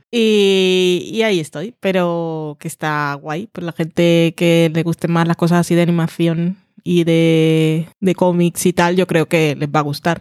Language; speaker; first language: Spanish; native; Spanish